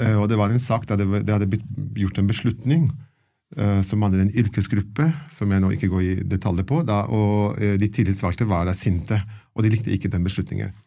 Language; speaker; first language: Norwegian; non-native, fluent; Italian